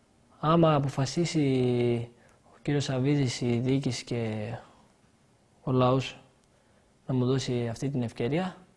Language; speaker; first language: Greek; early bilingual, other home language; Albanian